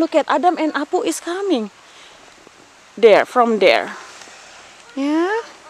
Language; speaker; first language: English; non-native, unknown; Indonesian